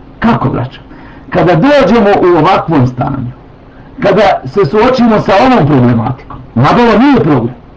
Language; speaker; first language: Bosnian; native; Bosnian